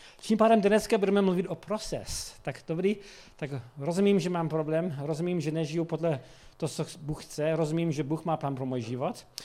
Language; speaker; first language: Czech; non-native, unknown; English